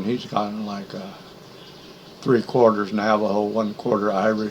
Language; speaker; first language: English; native; English